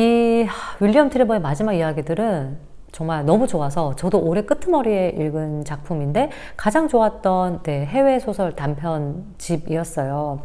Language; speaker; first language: Korean; native; Korean